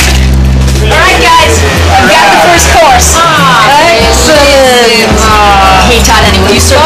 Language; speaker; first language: English; early bilingual, other home language; Italian